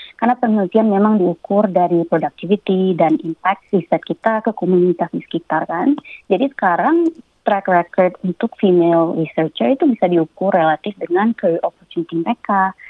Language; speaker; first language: Indonesian; native; Indonesian